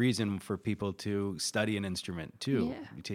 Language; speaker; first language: English; native; English